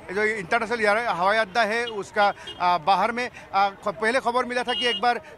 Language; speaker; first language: Hindi; non-native, local second language; Assamese